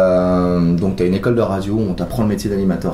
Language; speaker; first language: French; native; French